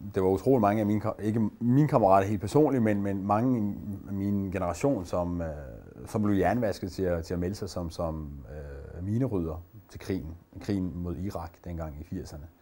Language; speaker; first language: Danish; early bilingual, other home language; Persian